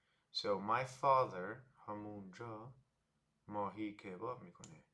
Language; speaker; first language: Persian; non-native, learner; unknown